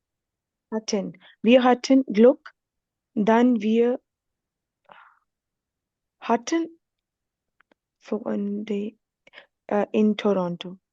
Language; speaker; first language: German; non-native, learner; Urdu